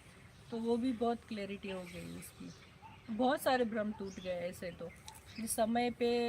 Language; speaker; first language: Hindi; native; Hindi